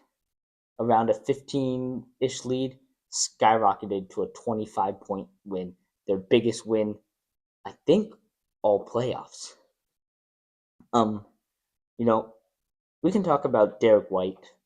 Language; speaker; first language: English; native; English